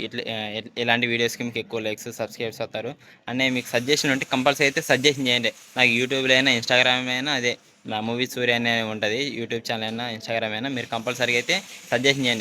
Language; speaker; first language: Telugu; native; Telugu